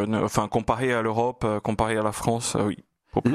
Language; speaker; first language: French; non-native, fluent; Portuguese